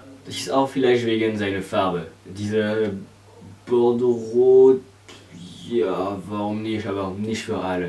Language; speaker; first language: German; non-native, learner; French